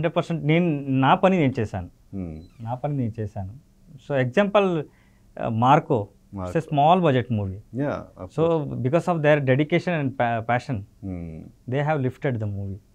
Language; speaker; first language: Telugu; non-native, learner; Kannada